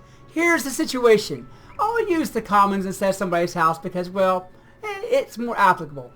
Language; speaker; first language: English; native; English